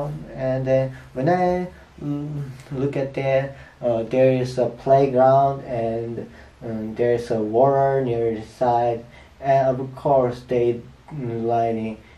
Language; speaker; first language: English; non-native, learner; Korean